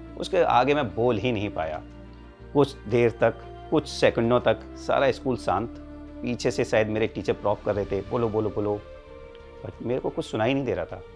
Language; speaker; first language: Hindi; native; Hindi